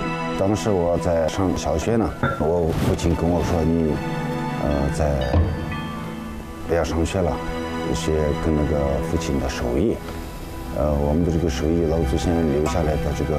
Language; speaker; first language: Chinese; non-native, local second language; Tibetan